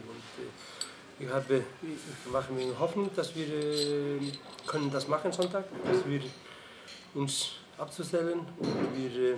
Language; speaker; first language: German; non-native, fluent; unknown